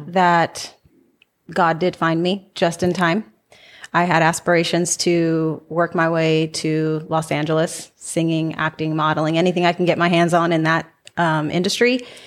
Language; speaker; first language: English; native; English